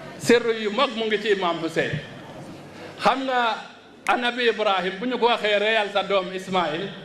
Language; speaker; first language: Wolof; non-native, local second language; Fula